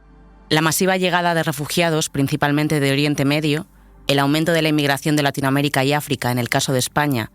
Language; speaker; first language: Spanish; native; Spanish